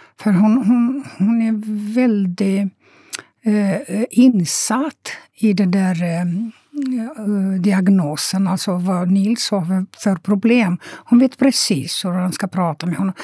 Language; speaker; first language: Swedish; non-native, fluent; Romanian